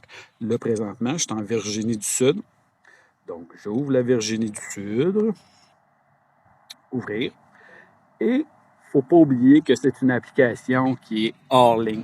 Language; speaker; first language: French; native; French